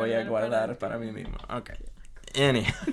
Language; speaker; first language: Spanish; non-native, fluent; English